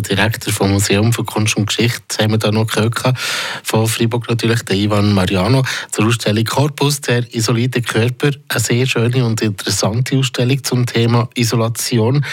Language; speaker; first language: German; native; German